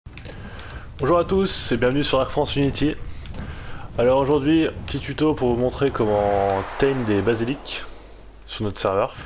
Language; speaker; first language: French; native; French